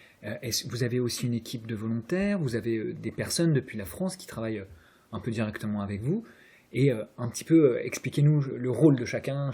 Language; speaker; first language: French; native; French